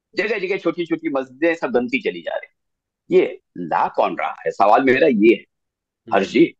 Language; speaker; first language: Hindi; native; Hindi